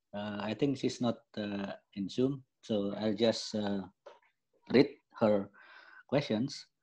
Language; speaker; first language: English; non-native, fluent; Indonesian